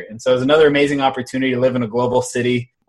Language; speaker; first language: English; native; English